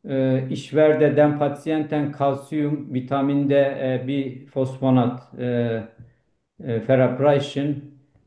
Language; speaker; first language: German; non-native, learner; Turkish